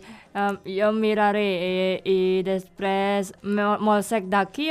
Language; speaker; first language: Catalan; non-native, learner; Indonesian